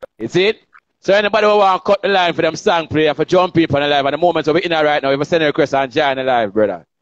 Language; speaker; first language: English; non-native, local second language; Jamaican Creole English